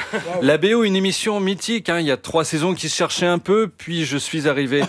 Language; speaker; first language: French; native; French